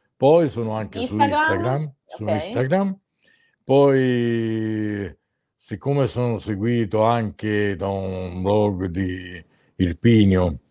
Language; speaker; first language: Italian; native; Italian